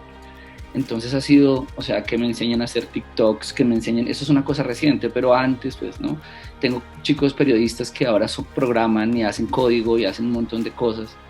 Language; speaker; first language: Spanish; native; Spanish